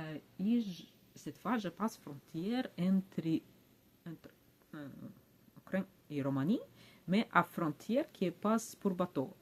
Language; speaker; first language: French; non-native, learner; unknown